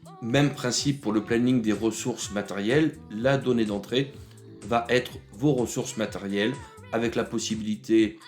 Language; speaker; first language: French; native; French